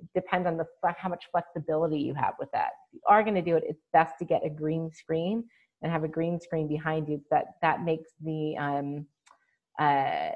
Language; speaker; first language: English; native; English